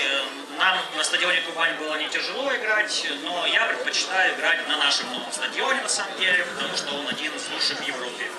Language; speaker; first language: Russian; native; Russian